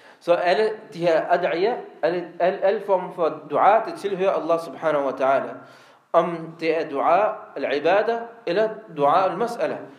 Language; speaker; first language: Danish; early bilingual, other home language; Arabic